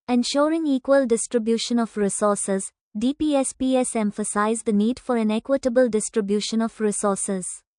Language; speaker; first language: English; non-native, local second language; Tamil